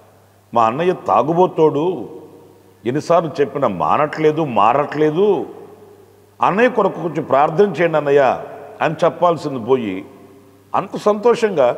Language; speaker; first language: Telugu; native; Telugu